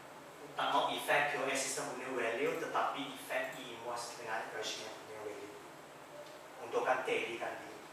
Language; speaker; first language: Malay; non-native, local second language; Chinese